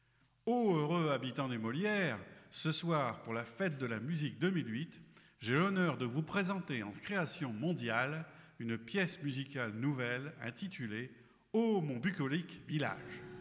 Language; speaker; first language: French; native; French